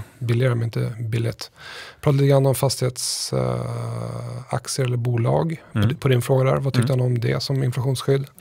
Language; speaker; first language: Swedish; native; Swedish